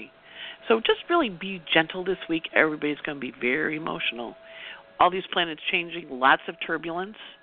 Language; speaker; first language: English; native; English